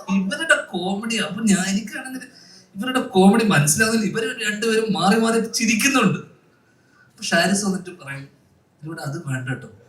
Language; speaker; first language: Malayalam; native; Malayalam